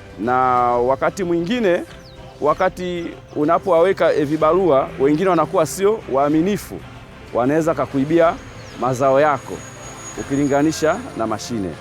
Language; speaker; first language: Swahili; native; Swahili